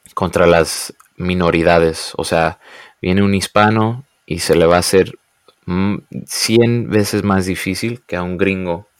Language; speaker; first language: Spanish; early bilingual, heritage; Spanish